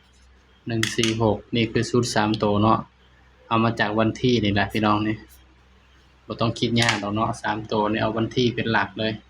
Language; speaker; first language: Thai; non-native, local second language; Lao